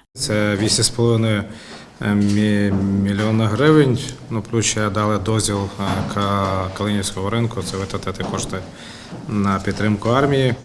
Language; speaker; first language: Ukrainian; native; Ukrainian